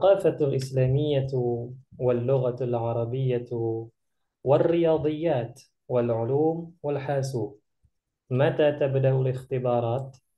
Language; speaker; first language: Arabic; non-native, fluent; Indonesian